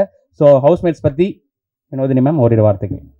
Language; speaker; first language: Tamil; native; Tamil